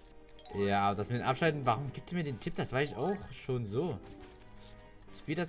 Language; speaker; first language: German; native; German